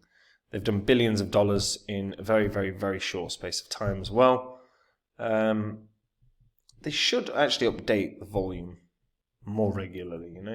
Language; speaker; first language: English; native; English